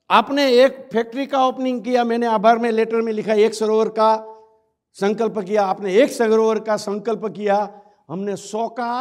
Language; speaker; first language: Hindi; non-native, local second language; Gujarati